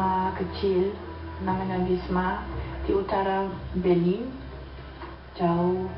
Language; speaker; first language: Indonesian; non-native, learner; German